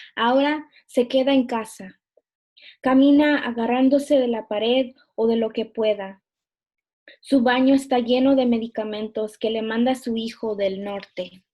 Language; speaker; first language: Spanish; early bilingual, other home language; English